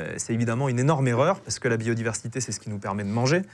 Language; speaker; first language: French; native; French